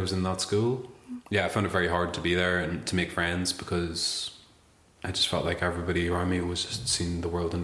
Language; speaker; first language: English; native; English